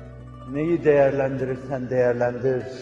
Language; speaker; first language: Turkish; native; Turkish